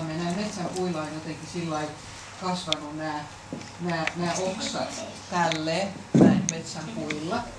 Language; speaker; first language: Finnish; native; Finnish